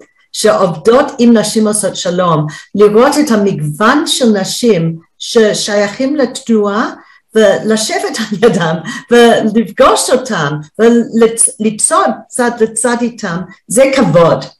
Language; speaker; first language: Hebrew; non-native, fluent; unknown